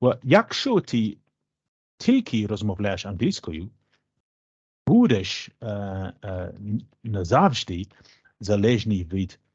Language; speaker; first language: Ukrainian; non-native, learner; English